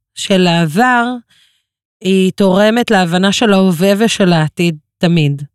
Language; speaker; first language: Hebrew; non-native, local second language; Arabic